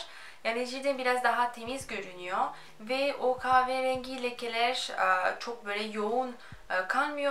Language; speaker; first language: Turkish; non-native, fluent; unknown